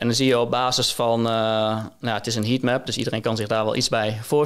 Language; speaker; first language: Dutch; native; Dutch